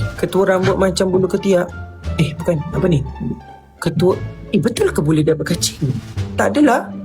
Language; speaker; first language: Malay; native; Malay